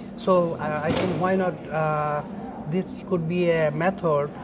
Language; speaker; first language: English; non-native, local second language; Bangla